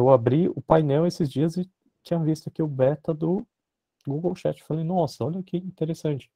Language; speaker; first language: Portuguese; native; Portuguese